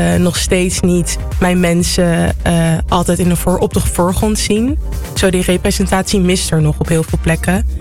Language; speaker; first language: Dutch; native; Dutch